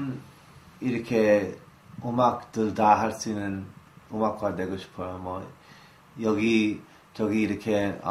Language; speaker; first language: Korean; early bilingual, heritage; English